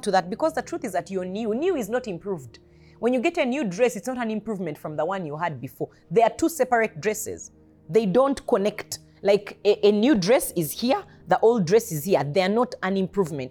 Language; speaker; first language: English; non-native, local second language; Ganda